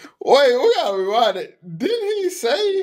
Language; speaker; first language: English; native; English